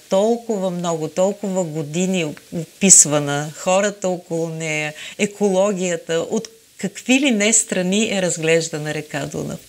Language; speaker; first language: Bulgarian; native; Bulgarian